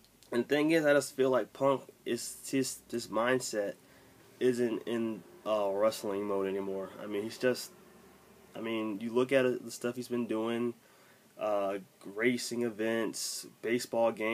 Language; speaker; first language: English; native; English